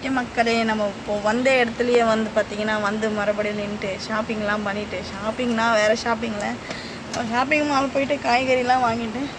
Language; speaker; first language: Tamil; native; Tamil